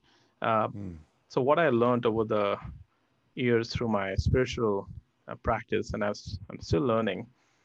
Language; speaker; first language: English; non-native, local second language; Hindi